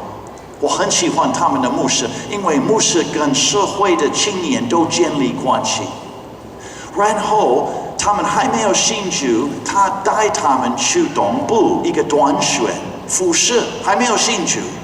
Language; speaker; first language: Chinese; non-native, fluent; English